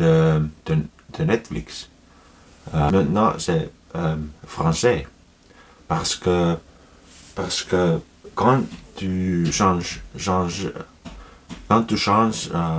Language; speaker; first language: French; non-native, learner; Finnish